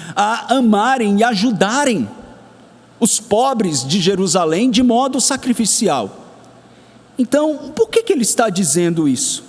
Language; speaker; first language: Portuguese; native; Portuguese